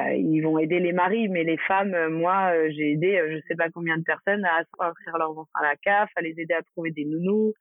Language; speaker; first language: French; native; French